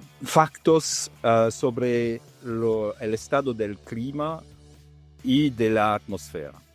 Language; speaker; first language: Spanish; non-native, fluent; Italian